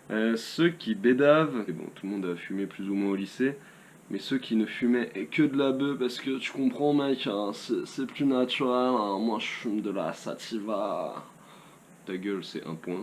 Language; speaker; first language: French; native; French